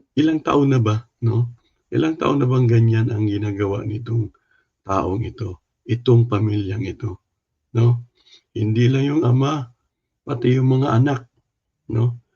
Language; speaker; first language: Filipino; non-native, local second language; Cebuano